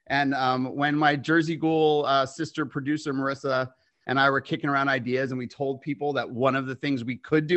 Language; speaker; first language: English; native; English